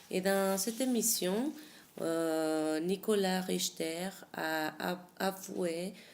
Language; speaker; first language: French; non-native, fluent; Spanish